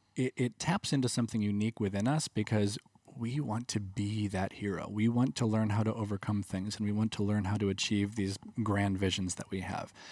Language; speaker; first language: English; native; English